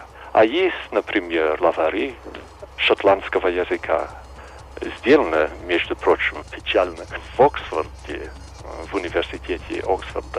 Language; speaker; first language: Russian; non-native, fluent; English